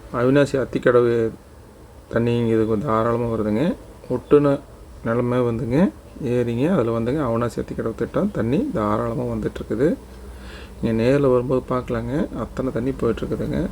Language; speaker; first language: Tamil; native; Tamil